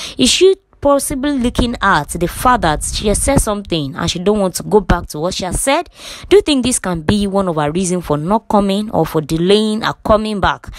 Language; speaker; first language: Nigerian Pidgin; non-native, local second language; Yoruba